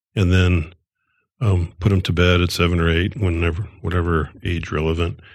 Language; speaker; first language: English; native; English